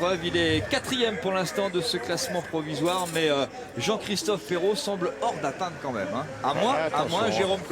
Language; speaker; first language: French; native; French